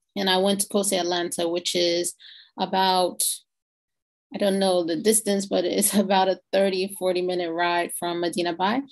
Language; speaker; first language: English; native; English